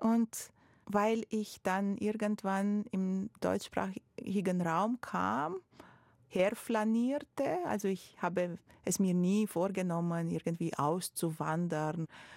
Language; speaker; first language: German; non-native, fluent; Romanian